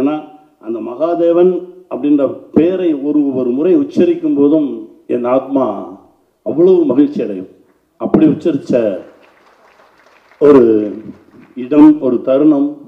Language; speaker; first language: Tamil; native; Tamil